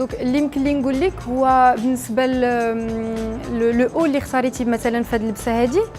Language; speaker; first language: Arabic; native; Arabic